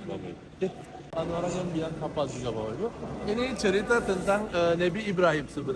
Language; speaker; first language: Indonesian; non-native, fluent; Turkish